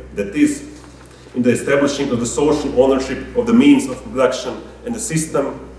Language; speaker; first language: English; non-native, fluent; Croatian